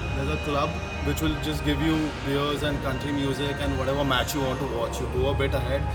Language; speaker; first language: English; non-native, local second language; Marathi